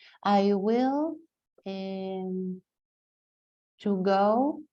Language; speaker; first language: English; non-native, learner; Spanish